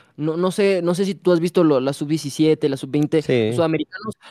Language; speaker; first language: Spanish; native; Spanish